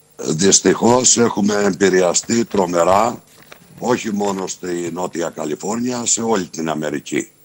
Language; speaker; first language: Greek; native; Greek